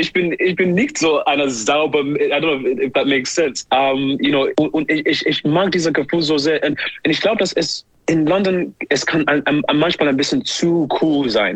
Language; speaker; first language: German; non-native, learner; English